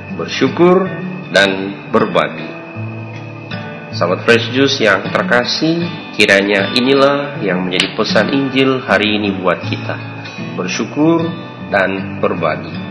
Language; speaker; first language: Indonesian; native; Indonesian